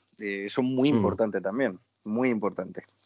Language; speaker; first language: Spanish; native; Spanish